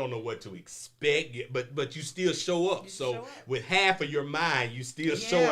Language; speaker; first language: English; native; English